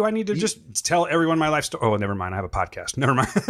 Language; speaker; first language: English; native; English